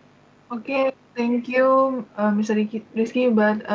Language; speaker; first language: English; non-native, learner; Indonesian